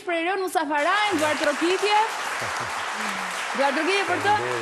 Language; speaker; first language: Albanian; native; Albanian